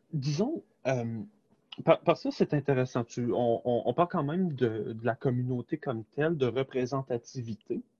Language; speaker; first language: French; native; French